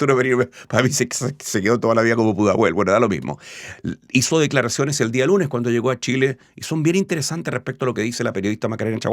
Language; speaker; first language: Spanish; native; Spanish